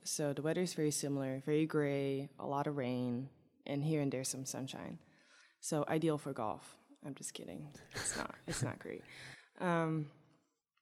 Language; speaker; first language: English; non-native, fluent; Dutch